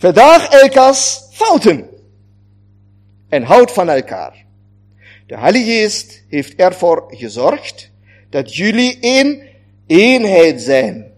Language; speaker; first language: Dutch; non-native, fluent; German